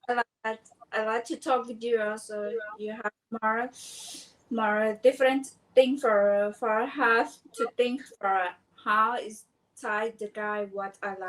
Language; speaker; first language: English; non-native, learner; Thai